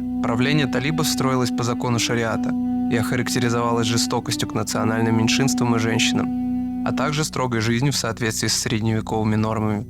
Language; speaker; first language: Russian; native; Russian